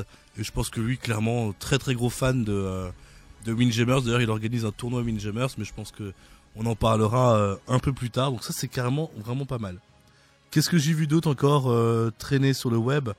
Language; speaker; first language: French; native; French